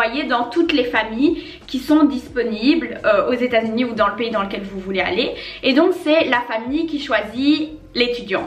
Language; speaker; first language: French; native; French